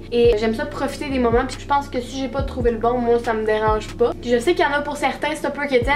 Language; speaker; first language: French; native; French